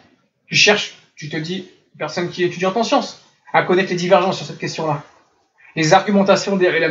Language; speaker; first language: French; native; French